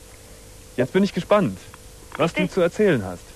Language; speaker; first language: German; native; German